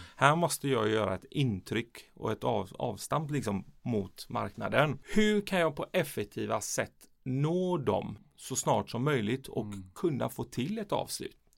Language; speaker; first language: Swedish; early bilingual, other home language; Persian